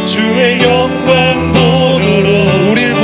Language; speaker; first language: Korean; native; Korean